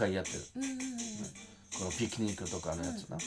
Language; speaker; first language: Japanese; non-native, learner; French